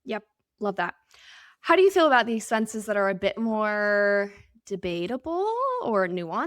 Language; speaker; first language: English; native; English